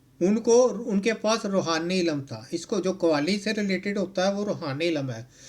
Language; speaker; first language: Urdu; non-native, local second language; Punjabi